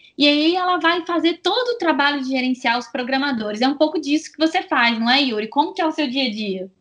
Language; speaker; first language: Portuguese; native; Portuguese